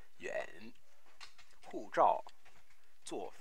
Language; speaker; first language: Chinese; non-native, fluent; English